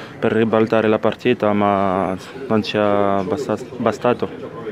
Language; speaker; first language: Italian; non-native, local second language; French